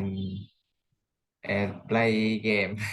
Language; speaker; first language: English; non-native, learner; Vietnamese